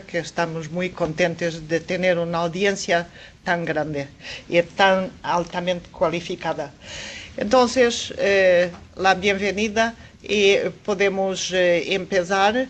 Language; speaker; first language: Spanish; non-native, fluent; Portuguese